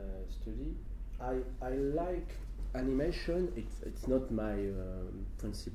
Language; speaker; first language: English; non-native, learner; French